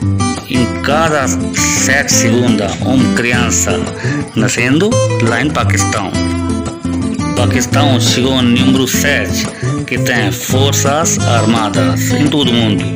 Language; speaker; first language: Portuguese; non-native, learner; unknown